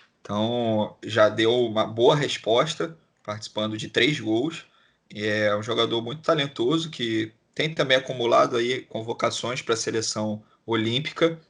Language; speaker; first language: Portuguese; native; Portuguese